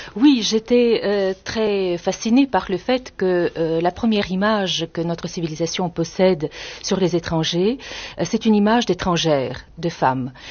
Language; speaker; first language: French; non-native, fluent; Bulgarian